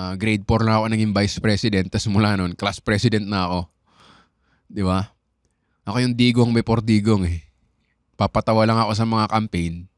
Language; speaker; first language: Filipino; native; Filipino